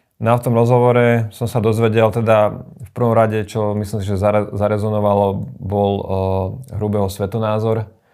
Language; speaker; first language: Slovak; native; Slovak